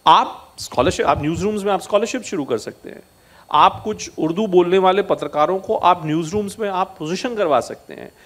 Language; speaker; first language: Hindi; native; Hindi